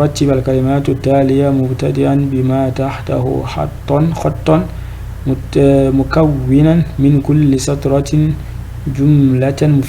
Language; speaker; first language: Arabic; non-native, fluent; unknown